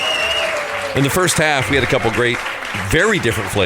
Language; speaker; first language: English; native; English